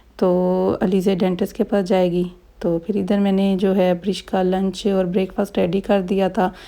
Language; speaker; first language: Urdu; native; Urdu